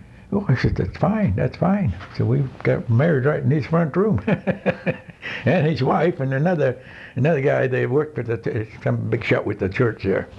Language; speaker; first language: English; non-native, fluent; Swedish